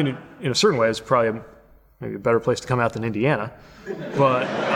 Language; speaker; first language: English; native; English